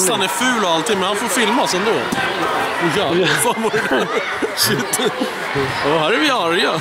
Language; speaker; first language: Swedish; native; Swedish